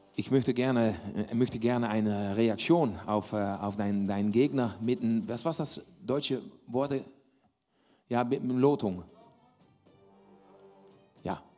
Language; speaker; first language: German; non-native, learner; Dutch